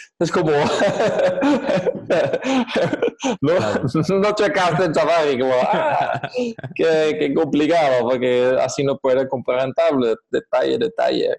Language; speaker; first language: Spanish; non-native, fluent; Dutch